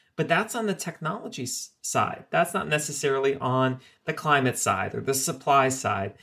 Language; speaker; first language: English; native; English